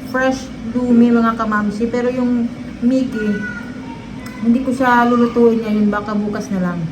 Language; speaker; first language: Filipino; non-native, local second language; Cebuano